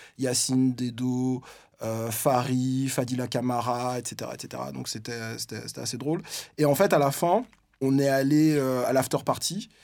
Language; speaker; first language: French; native; French